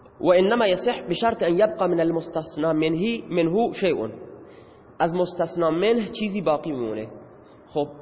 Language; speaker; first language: Persian; native; Persian